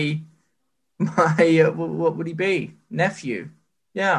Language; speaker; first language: English; native; English